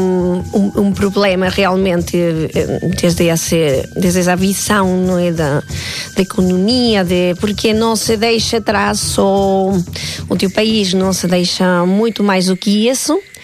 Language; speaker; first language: Portuguese; non-native, fluent; Spanish